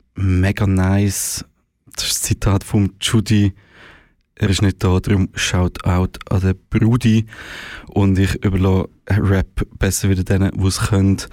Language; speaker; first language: German; native; German